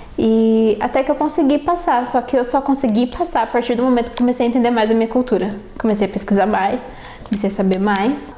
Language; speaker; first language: Portuguese; native; Portuguese